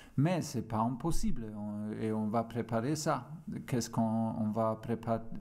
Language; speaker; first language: French; non-native, fluent; German